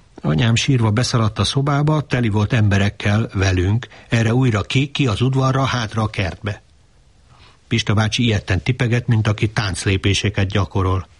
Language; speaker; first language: Hungarian; native; Hungarian